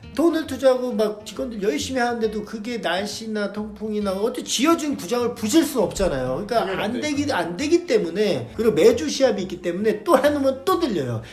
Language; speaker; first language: Korean; native; Korean